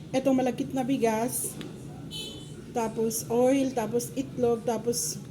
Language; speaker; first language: Filipino; non-native, local second language; Bikol